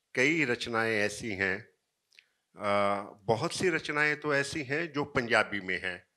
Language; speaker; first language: Hindi; native; Hindi